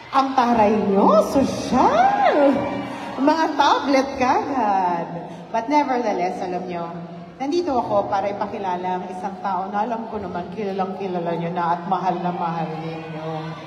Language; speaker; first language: Filipino; native; Filipino